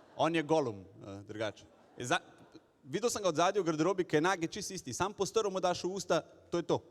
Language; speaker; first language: Slovenian; non-native, local second language; Bosnian